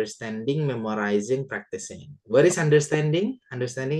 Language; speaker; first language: English; non-native, fluent; Indonesian